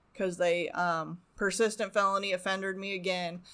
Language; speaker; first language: English; native; English